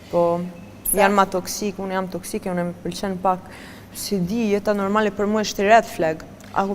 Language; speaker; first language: Albanian; early bilingual, heritage; Albanian